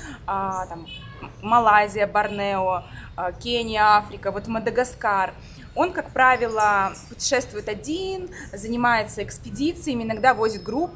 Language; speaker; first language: Russian; native; Russian